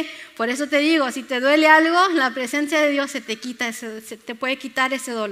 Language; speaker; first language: Spanish; early bilingual, other home language; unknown